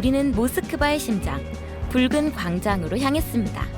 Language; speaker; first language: Korean; native; Korean